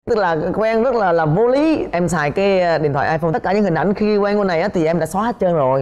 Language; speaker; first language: Vietnamese; native; Vietnamese